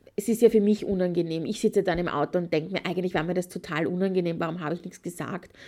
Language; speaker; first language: German; native; German